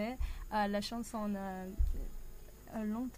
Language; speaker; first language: French; non-native, learner; English